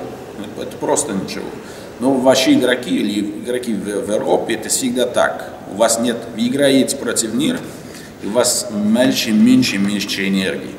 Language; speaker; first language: Russian; non-native, learner; French